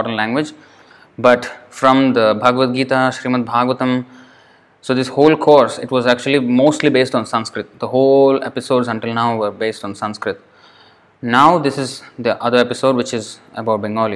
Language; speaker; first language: English; non-native, local second language; Telugu